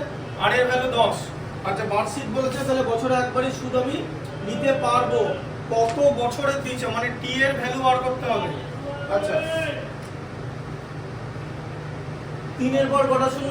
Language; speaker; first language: Bangla; native; Bangla